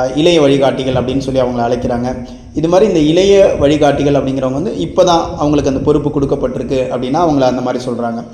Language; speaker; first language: Tamil; native; Tamil